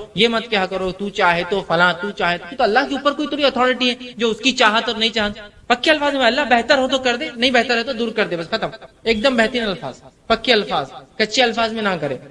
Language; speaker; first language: Urdu; native; Urdu